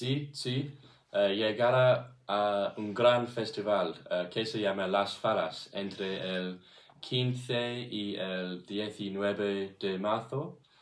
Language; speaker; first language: Spanish; non-native, learner; English